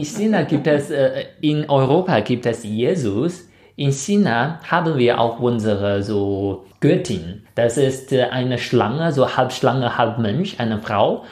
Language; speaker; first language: German; non-native, fluent; Chinese